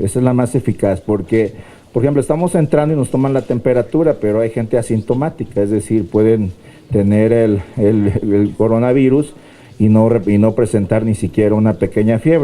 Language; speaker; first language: Spanish; native; Spanish